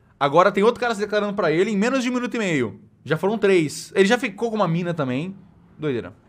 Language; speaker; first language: Portuguese; native; Portuguese